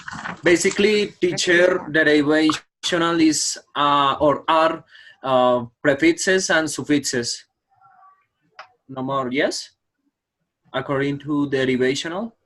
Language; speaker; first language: English; non-native, learner; Spanish